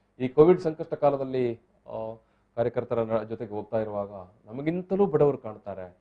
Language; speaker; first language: Kannada; non-native, local second language; Tulu